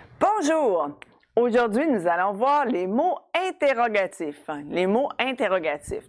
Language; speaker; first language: French; non-native, fluent; English